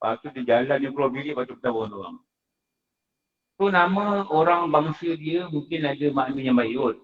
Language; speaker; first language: Malay; native; Malay